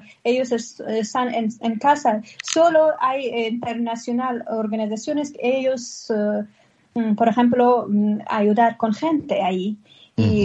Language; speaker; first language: Spanish; non-native, learner; Persian